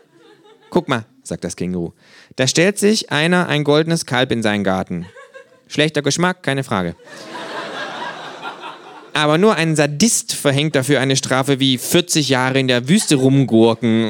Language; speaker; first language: German; native; German